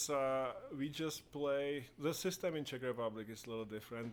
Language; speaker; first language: English; non-native, fluent; Czech